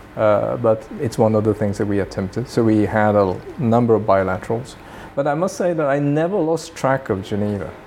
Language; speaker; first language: English; early bilingual, other home language; Swedish